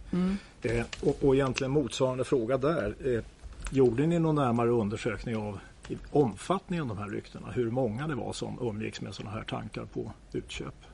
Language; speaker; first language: Swedish; native; Swedish